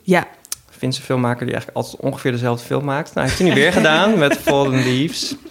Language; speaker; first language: Dutch; native; Dutch